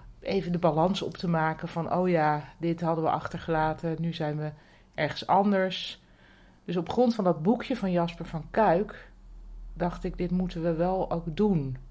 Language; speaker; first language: Dutch; native; Dutch